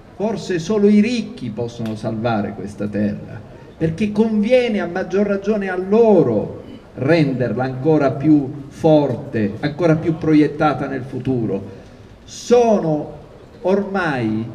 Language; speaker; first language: Italian; native; Italian